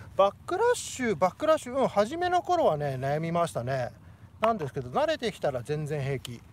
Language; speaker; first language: Japanese; native; Japanese